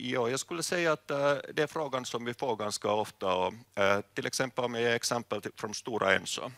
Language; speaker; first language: Swedish; non-native, local second language; Finnish